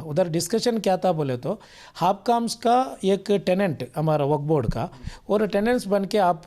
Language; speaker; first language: Hindi; non-native, local second language; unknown